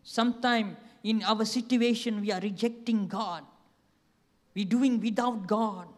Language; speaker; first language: English; non-native, local second language; Tamil